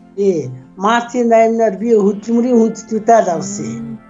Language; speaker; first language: Mongolian; native; Mongolian